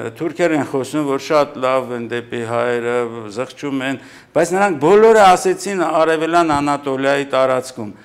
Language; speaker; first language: Armenian; native; Armenian